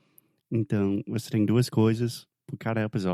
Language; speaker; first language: Portuguese; non-native, fluent; English